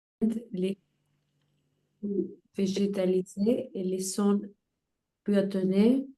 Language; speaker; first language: French; non-native, learner; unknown